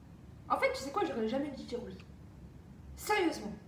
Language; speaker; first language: French; native; French